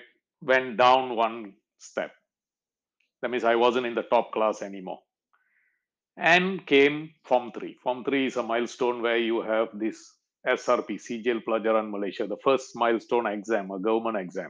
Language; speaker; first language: English; non-native, local second language; Malayalam